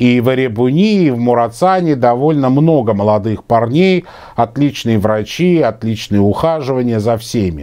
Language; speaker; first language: Russian; native; Russian